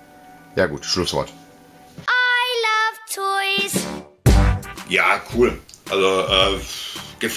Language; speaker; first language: German; native; German